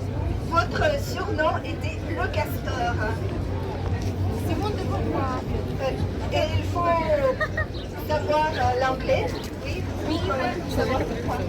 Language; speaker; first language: French; non-native, fluent; Russian